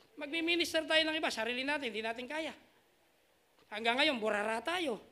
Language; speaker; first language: Filipino; native; Filipino